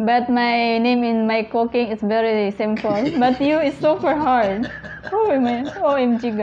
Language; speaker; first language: English; non-native, learner; Filipino